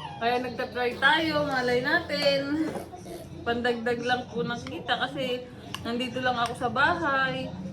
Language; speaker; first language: Filipino; native; Filipino